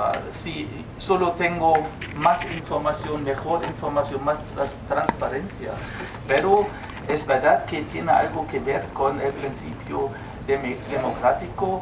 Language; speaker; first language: Spanish; non-native, fluent; German